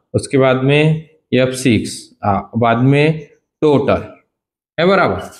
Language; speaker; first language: Hindi; non-native, local second language; Marathi